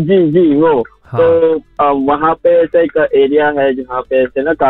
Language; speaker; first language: Hindi; non-native, local second language; Marathi